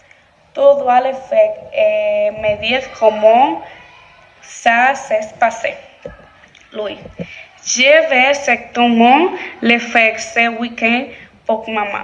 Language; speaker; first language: French; non-native, learner; Spanish